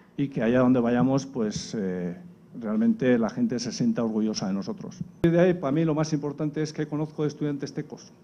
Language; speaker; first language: Spanish; native; Spanish